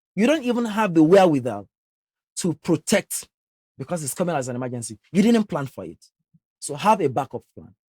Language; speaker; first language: English; non-native, local second language; Yoruba